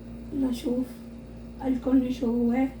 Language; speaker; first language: Arabic; native; Arabic